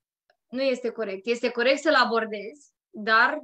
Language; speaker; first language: Romanian; native; Romanian